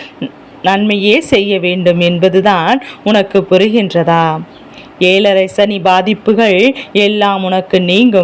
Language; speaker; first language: Tamil; native; Tamil